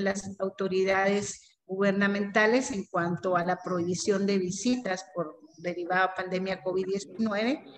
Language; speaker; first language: Spanish; native; Spanish